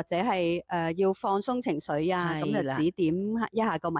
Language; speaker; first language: Cantonese; native; Cantonese